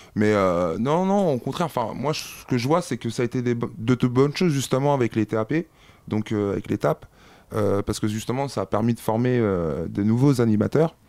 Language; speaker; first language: French; native; French